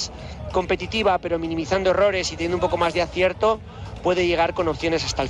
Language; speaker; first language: Spanish; native; Spanish